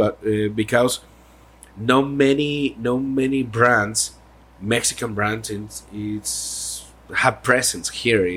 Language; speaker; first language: English; non-native, learner; Spanish